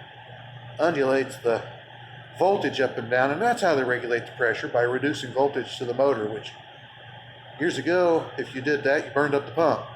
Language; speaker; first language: English; native; English